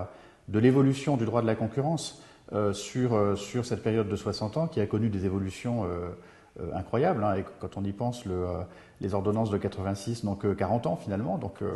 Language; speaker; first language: French; native; French